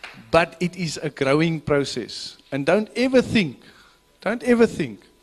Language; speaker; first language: English; non-native, local second language; Afrikaans